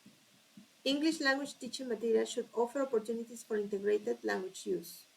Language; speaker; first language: English; non-native, fluent; Spanish